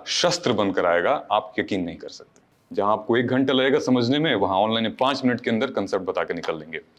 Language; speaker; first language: Hindi; native; Hindi